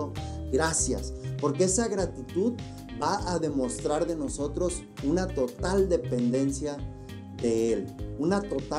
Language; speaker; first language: Spanish; native; Spanish